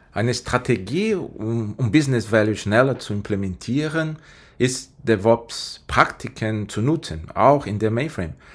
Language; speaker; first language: German; non-native, fluent; Portuguese